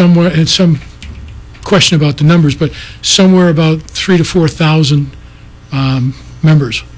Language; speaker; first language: English; non-native, local second language; Greek